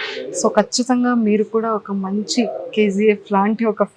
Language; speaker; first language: Telugu; native; Telugu